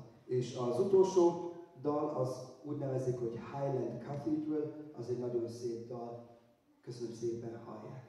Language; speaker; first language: Hungarian; non-native, learner; German